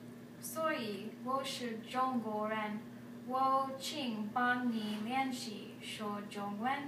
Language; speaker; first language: Chinese; non-native, learner; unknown